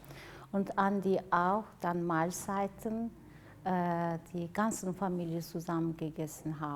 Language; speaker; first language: German; non-native, learner; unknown